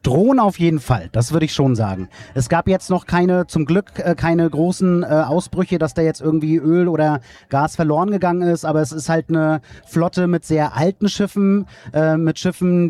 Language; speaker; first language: German; native; German